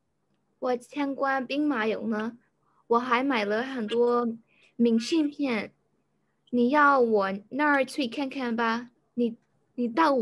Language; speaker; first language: Chinese; non-native, learner; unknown